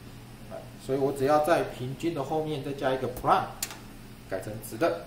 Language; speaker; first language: Chinese; native; Chinese